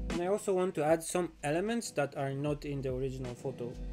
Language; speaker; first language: English; non-native, fluent; Polish